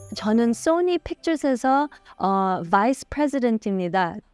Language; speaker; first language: Korean; early bilingual, heritage; Korean